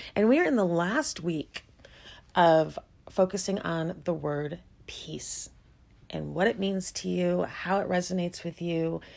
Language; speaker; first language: English; native; English